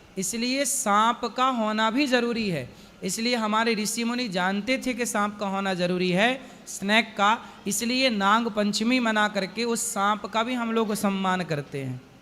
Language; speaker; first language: Hindi; native; Hindi